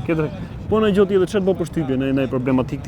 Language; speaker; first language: Albanian; native; Albanian